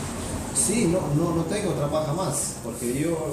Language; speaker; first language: Spanish; non-native, learner; Romanian